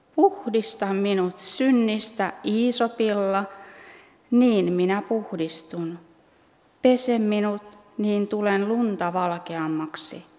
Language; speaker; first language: Finnish; native; Finnish